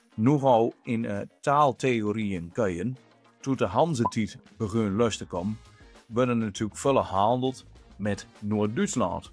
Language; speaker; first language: Dutch; native; Dutch